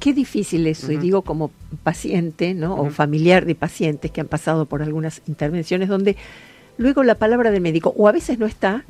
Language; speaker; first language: Spanish; native; Spanish